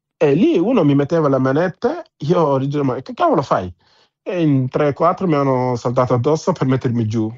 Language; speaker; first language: Italian; non-native, fluent; Wolof